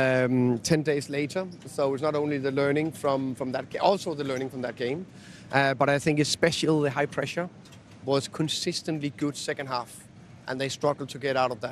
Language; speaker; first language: English; non-native, fluent; Danish